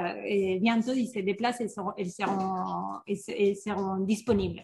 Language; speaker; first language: French; non-native, fluent; Spanish